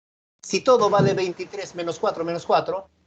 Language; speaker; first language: Spanish; native; Spanish